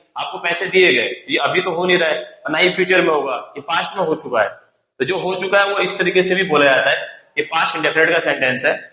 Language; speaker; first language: Hindi; native; Hindi